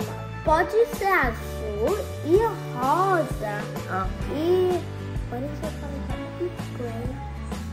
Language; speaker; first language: Portuguese; early bilingual, heritage; Portuguese